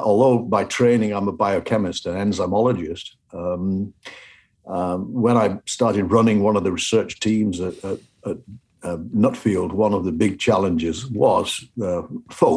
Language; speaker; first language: English; native; English